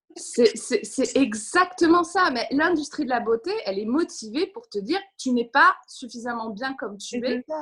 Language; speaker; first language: French; native; French